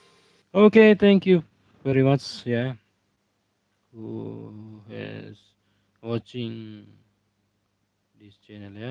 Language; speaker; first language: English; non-native, learner; Indonesian